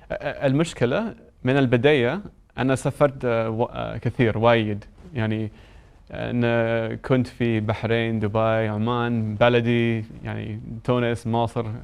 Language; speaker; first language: Arabic; non-native, learner; English